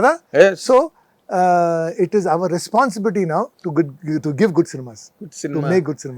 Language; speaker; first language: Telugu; non-native, local second language; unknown